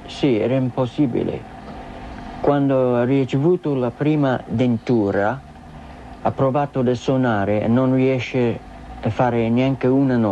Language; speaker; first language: Italian; non-native, learner; English